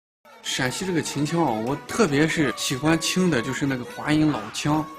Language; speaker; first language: Chinese; native; Chinese